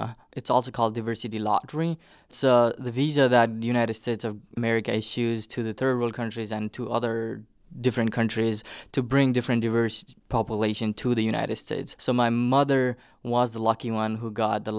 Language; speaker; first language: English; non-native, local second language; Nepali